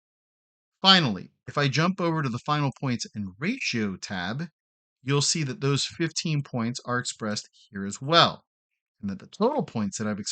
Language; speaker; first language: English; native; English